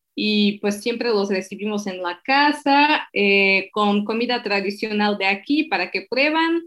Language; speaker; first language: Spanish; non-native, fluent; Slovak